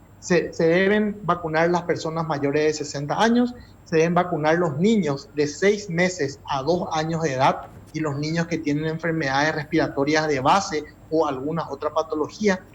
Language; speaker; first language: Spanish; native; Spanish